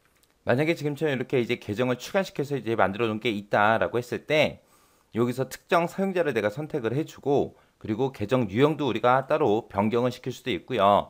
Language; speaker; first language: Korean; native; Korean